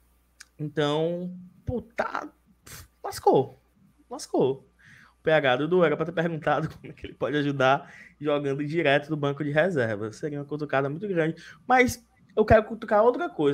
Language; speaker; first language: Portuguese; native; Portuguese